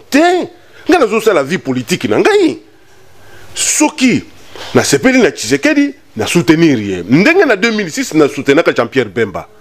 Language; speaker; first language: Lingala; non-native, local second language; Luba-Lulua